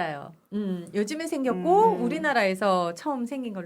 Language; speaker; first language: Korean; native; Korean